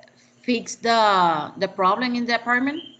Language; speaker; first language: English; non-native, learner; Spanish